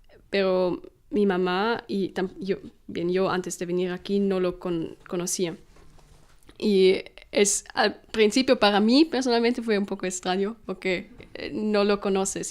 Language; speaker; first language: Spanish; non-native, fluent; German